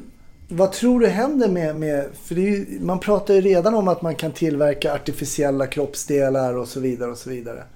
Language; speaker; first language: Swedish; native; Swedish